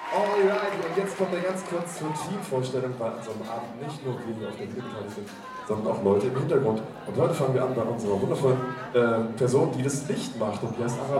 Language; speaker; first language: German; native; German